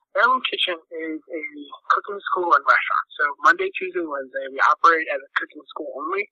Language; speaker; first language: English; native; English